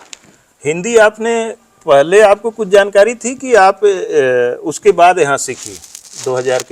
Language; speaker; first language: Hindi; native; Hindi